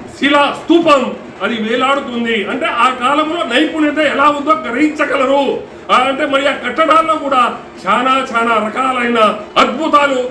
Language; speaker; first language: Telugu; non-native, local second language; Lambadi